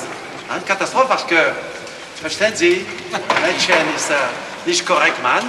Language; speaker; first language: German; non-native, learner; French